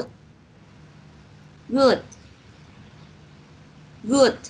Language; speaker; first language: English; non-native, learner; Vietnamese